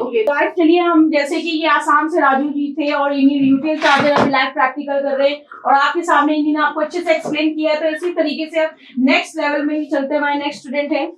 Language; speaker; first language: Hindi; native; Hindi